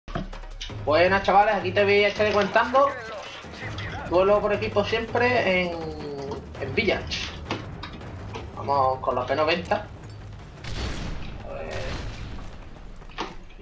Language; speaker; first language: Spanish; native; Spanish